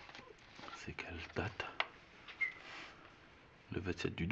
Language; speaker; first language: French; native; French